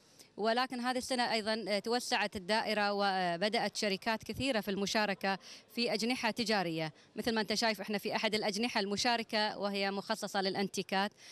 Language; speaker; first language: Arabic; native; Arabic